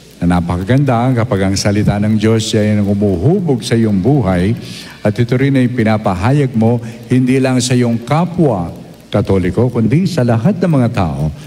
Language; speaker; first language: Filipino; non-native, local second language; Pampanga